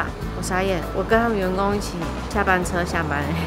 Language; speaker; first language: Chinese; native; Chinese